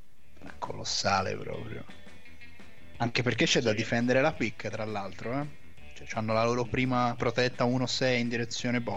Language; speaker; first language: Italian; native; Italian